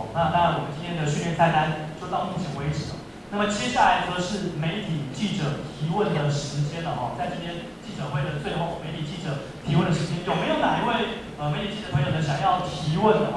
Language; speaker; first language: Chinese; native; Chinese